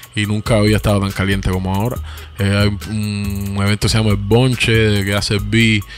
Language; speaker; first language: Spanish; native; Spanish